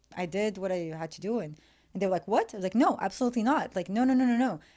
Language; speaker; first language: English; non-native, fluent; French